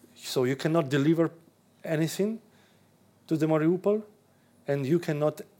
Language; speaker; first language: English; non-native, fluent; Russian